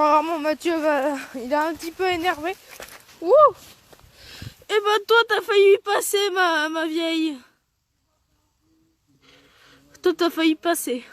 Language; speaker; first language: French; native; French